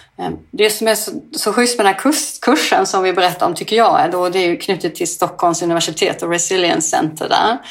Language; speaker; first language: Swedish; native; Swedish